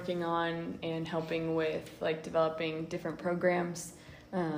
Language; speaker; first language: English; native; English